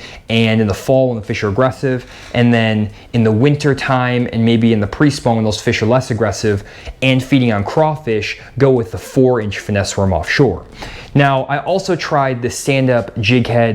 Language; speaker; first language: English; native; English